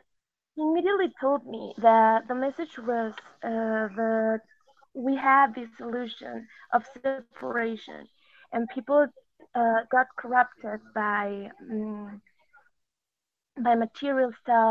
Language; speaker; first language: English; non-native, fluent; Spanish